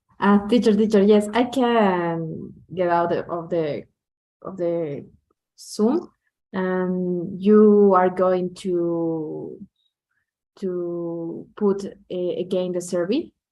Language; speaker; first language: English; non-native, learner; Spanish